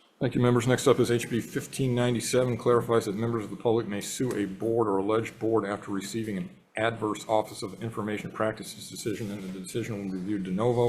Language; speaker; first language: English; native; English